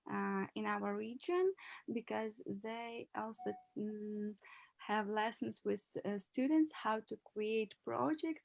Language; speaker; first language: English; non-native, learner; Ukrainian